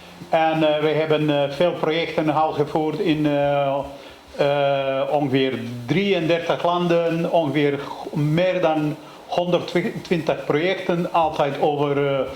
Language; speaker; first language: Dutch; non-native, learner; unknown